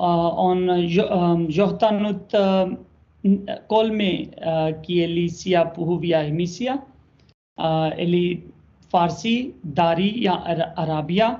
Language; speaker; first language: Finnish; non-native, learner; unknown